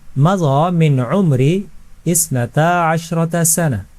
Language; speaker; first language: Arabic; non-native, fluent; Urdu